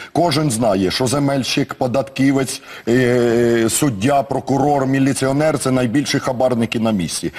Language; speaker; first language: Ukrainian; native; Ukrainian